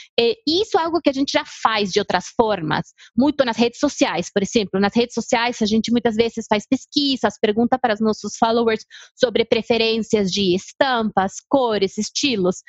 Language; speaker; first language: Portuguese; non-native, fluent; Spanish